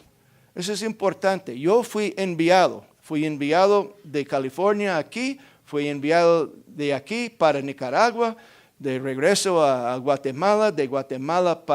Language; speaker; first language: Spanish; non-native, fluent; English